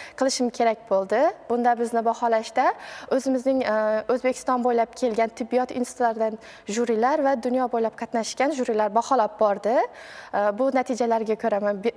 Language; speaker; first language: Uzbek; native; Uzbek